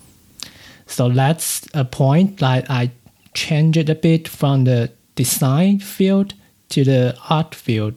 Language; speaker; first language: English; non-native, fluent; Chinese